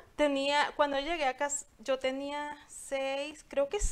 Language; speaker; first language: Spanish; native; Spanish